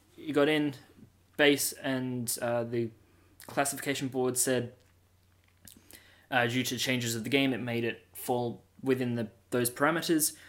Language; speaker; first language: English; native; English